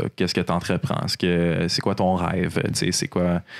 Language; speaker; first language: French; native; French